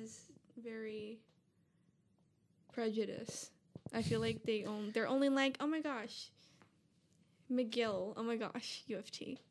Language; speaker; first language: English; native; English